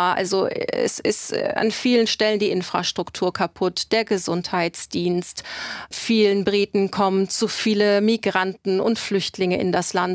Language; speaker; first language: German; native; German